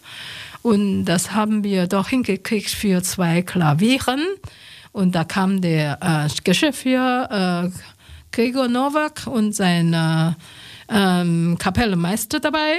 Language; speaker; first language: German; non-native, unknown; Chinese